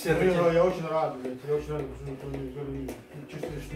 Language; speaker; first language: Russian; non-native, fluent; Lithuanian